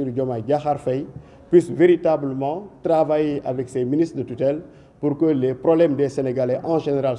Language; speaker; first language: French; non-native, local second language; Wolof